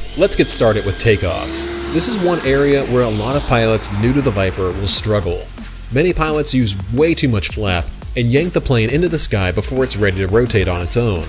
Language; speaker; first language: English; native; English